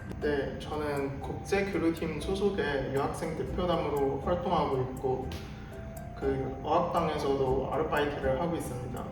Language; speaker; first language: Korean; non-native, fluent; Chinese